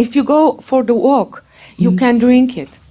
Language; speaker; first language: English; non-native, learner; Slovenian